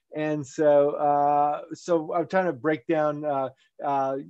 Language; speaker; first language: English; native; English